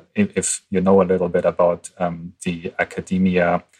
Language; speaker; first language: English; non-native, fluent; German